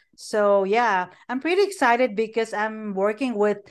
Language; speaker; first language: English; non-native, local second language; Filipino